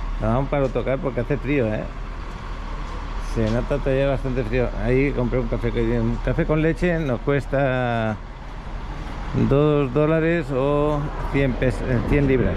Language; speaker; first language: Spanish; native; Spanish